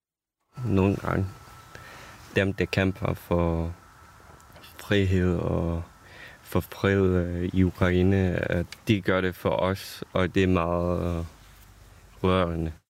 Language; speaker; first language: Danish; non-native, learner; Ukrainian